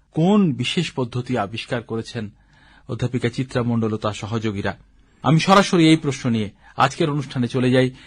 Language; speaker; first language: Bangla; native; Bangla